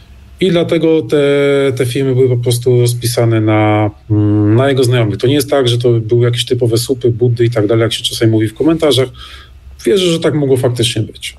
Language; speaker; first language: Polish; native; Polish